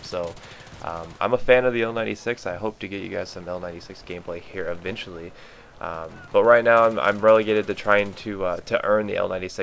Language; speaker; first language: English; native; English